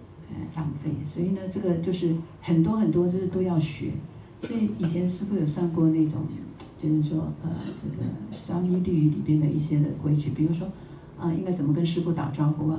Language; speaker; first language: Chinese; native; Chinese